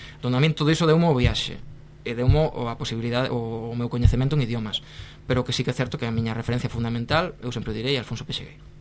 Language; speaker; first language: Galician; non-native, local second language; Spanish